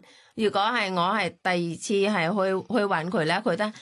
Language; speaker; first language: Cantonese; non-native, fluent; Thai